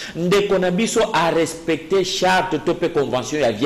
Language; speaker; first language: French; non-native, local second language; Luba-Lulua